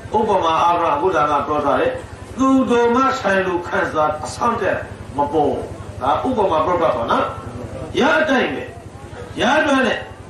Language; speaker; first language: Burmese; native; Burmese